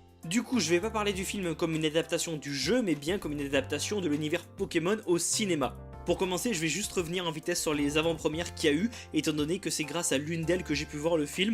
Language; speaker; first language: French; native; French